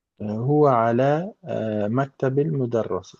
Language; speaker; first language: Arabic; non-native, learner; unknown